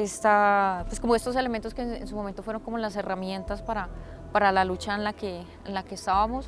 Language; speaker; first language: Spanish; native; Spanish